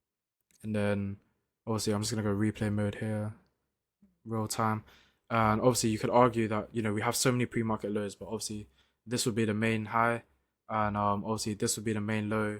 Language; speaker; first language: English; native; English